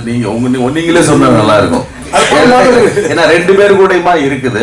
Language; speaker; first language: Tamil; native; Tamil